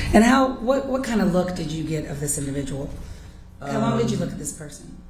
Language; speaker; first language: English; native; English